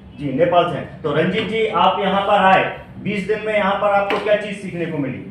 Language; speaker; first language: Hindi; native; Hindi